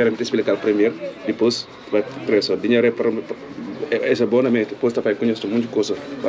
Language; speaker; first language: Spanish; non-native, learner; Kabuverdianu